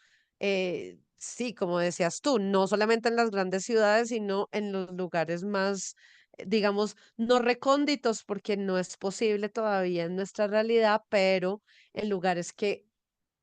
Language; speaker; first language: Spanish; native; Spanish